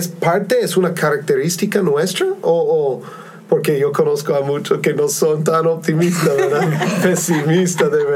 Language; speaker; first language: Spanish; non-native, fluent; English